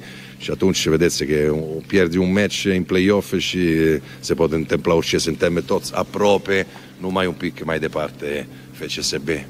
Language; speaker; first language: Romanian; non-native, fluent; Italian